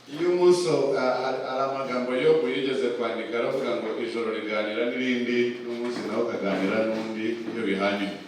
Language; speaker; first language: Kinyarwanda; early bilingual, heritage; Kinyarwanda